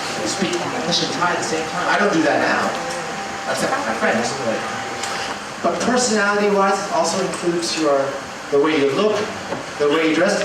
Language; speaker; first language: English; early bilingual, other home language; Thai